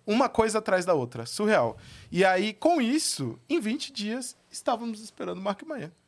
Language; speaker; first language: Portuguese; native; Portuguese